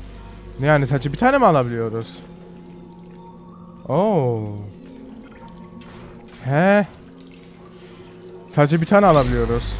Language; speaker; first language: Turkish; early bilingual, heritage; Turkish